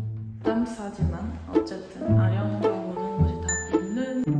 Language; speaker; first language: Korean; native; Korean